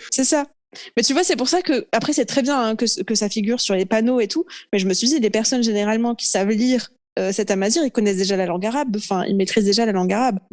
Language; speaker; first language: French; early bilingual, other home language; Arabic